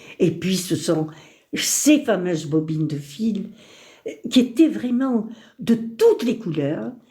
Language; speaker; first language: French; early bilingual, other home language; Spanish